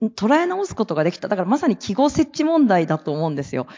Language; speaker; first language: Japanese; native; Japanese